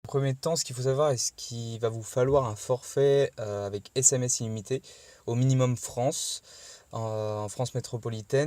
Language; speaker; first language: French; native; French